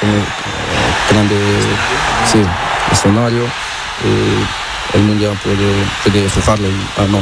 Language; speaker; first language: Spanish; non-native, learner; Portuguese